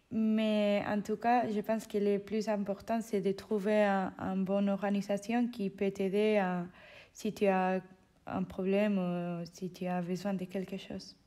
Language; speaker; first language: French; non-native, fluent; Spanish